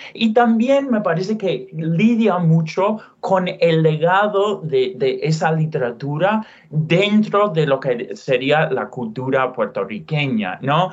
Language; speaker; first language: Spanish; non-native, fluent; English